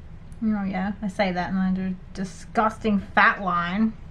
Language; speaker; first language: English; native; English